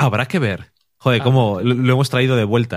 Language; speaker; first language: Spanish; native; Spanish